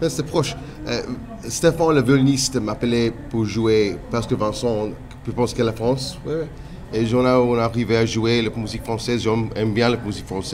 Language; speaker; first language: French; non-native, learner; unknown